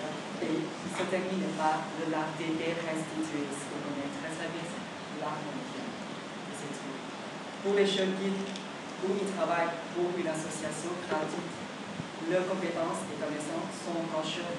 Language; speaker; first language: French; non-native, learner; Vietnamese